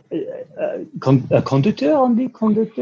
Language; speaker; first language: French; non-native, learner; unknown